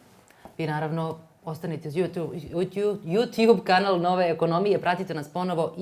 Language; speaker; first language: Serbian; native; Serbian